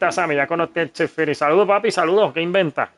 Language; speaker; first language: Spanish; early bilingual, heritage; Spanish